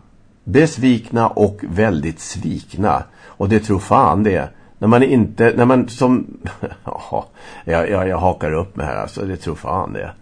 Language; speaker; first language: Swedish; native; Swedish